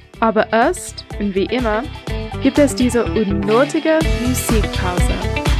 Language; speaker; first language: German; non-native, learner; English